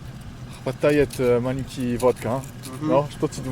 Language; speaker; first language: Russian; non-native, learner; French